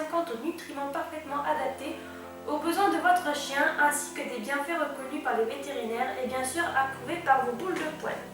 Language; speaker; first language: French; native; French